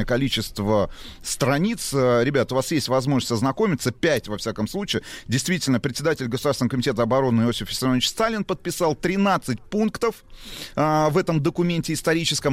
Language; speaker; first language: Russian; native; Russian